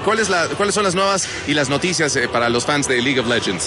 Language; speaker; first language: Spanish; native; Spanish